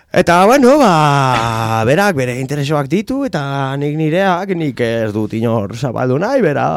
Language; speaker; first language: Basque; non-native, local second language; Spanish